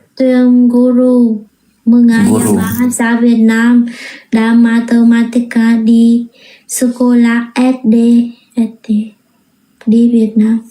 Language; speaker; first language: Indonesian; non-native, learner; Vietnamese